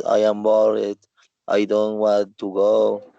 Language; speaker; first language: English; non-native, learner; Spanish